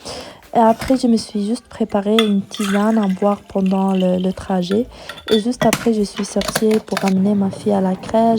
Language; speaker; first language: French; non-native, fluent; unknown